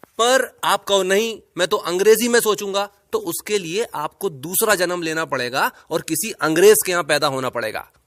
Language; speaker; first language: Hindi; native; Hindi